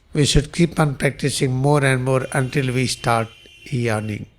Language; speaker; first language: English; non-native, local second language; Hindi